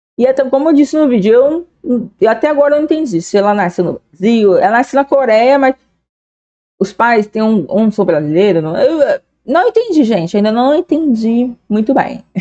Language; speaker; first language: Portuguese; native; Portuguese